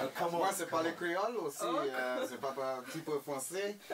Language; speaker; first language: French; non-native, learner; English